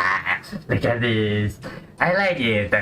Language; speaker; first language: English; non-native, learner; Indonesian